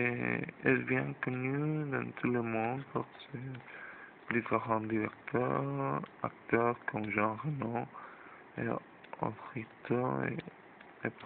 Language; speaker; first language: French; non-native, learner; Spanish